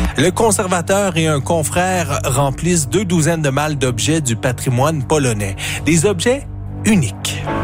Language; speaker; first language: French; native; French